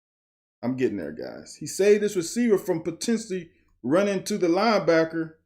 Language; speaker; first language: English; native; English